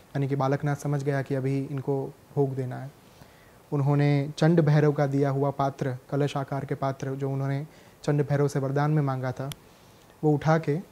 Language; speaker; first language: Hindi; non-native, local second language; Gujarati